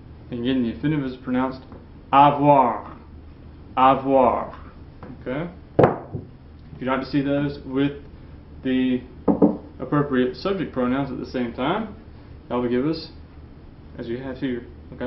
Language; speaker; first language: English; native; English